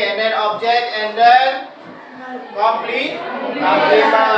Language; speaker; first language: English; non-native, fluent; Indonesian